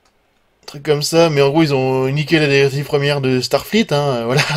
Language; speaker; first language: French; native; French